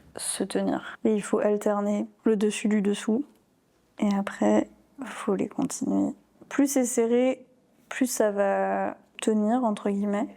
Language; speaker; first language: French; native; French